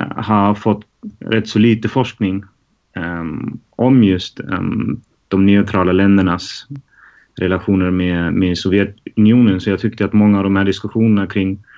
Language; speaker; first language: Swedish; non-native, fluent; German